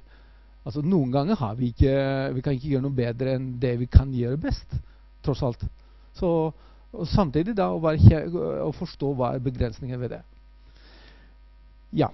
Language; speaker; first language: Norwegian; non-native, fluent; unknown